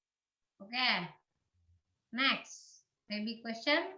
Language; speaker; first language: English; non-native, learner; Indonesian